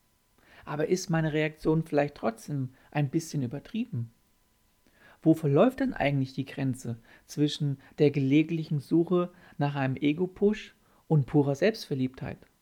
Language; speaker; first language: German; native; German